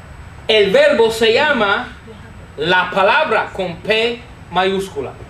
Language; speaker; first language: Spanish; non-native, fluent; English